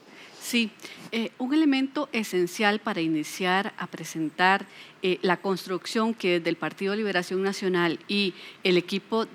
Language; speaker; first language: Spanish; native; Spanish